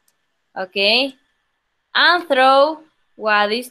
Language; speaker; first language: English; non-native, local second language; Spanish